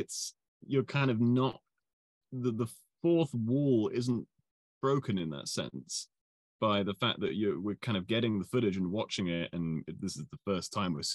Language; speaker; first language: English; native; English